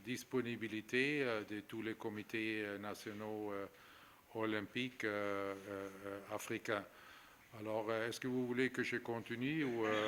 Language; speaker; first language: French; non-native, fluent; German